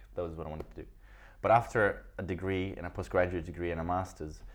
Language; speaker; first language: English; early bilingual, other home language; Italian